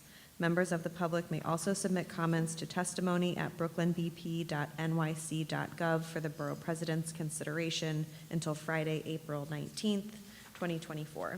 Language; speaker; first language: English; native; English